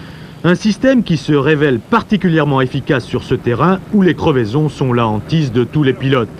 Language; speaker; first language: French; native; French